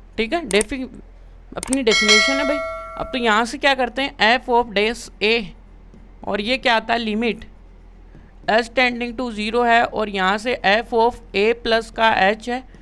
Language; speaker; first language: Hindi; native; Hindi